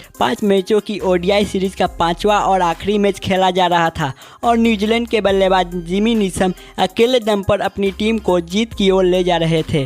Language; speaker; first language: Hindi; native; Hindi